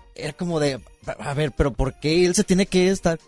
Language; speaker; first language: Spanish; native; Spanish